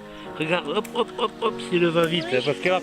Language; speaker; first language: French; native; French